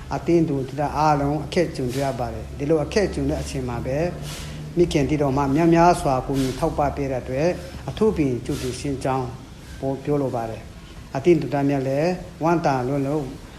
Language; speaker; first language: Burmese; non-native, local second language; Hakha Chin